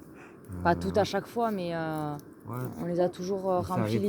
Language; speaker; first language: French; native; French